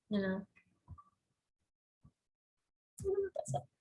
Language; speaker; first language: Spanish; native; Spanish